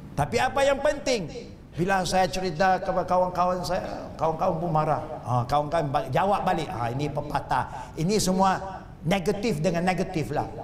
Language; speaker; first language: Malay; non-native, local second language; Chinese